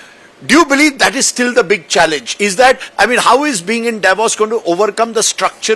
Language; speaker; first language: English; native; English